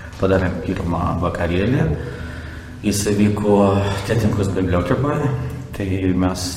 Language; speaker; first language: Lithuanian; non-native, local second language; Russian